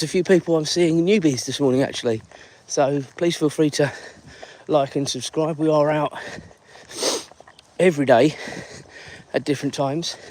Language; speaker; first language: English; native; English